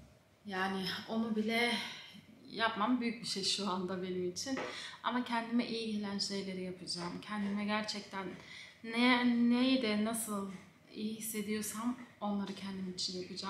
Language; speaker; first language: Turkish; native; Turkish